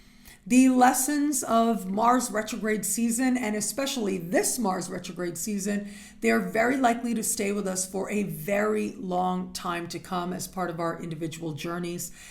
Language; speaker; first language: English; native; English